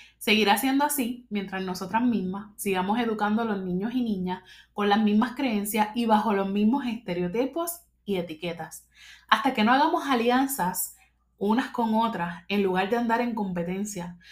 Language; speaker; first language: Spanish; native; Spanish